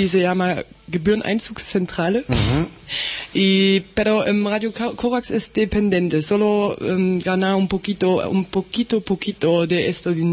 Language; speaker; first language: Spanish; non-native, learner; German